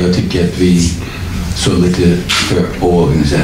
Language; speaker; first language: Swedish; non-native, learner; English